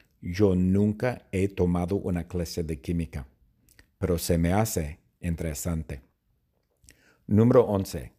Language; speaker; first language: Spanish; non-native, fluent; English